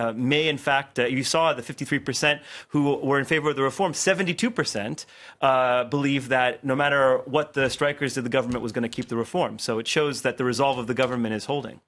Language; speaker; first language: English; native; English